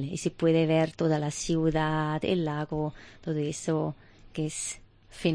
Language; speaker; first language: Spanish; non-native, fluent; German